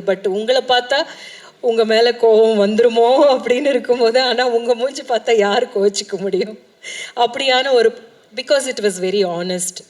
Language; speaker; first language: Tamil; native; Tamil